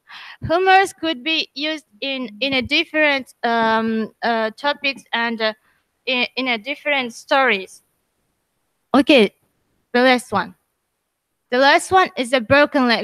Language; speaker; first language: English; non-native, learner; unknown